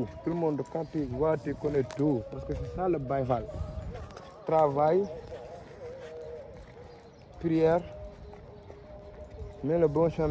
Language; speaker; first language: French; non-native, local second language; Wolof